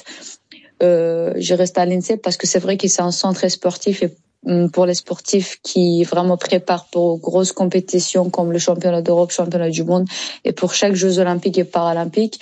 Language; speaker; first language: French; non-native, learner; Persian